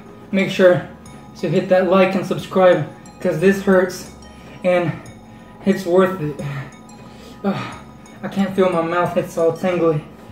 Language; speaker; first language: English; early bilingual, other home language; Spanish